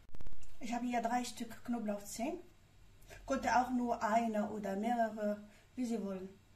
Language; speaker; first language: German; non-native, fluent; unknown